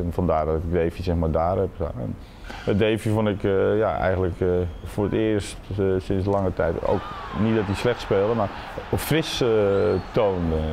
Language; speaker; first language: Dutch; native; Dutch